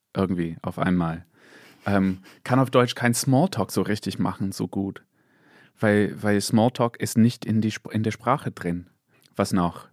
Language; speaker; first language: German; non-native, fluent; English